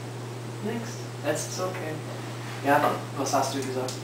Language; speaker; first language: German; non-native, learner; English